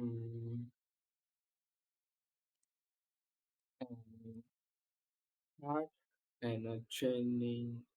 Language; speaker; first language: English; non-native, learner; Vietnamese